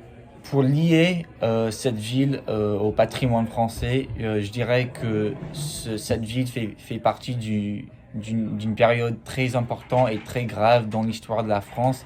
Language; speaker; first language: French; non-native, fluent; English